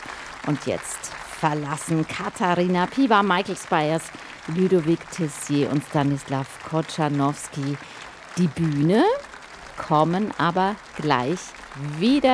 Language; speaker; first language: German; native; German